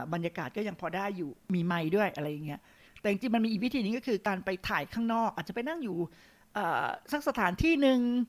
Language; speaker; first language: Thai; native; Thai